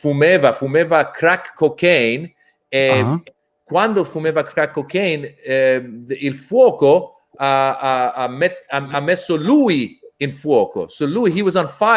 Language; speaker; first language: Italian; non-native, learner; English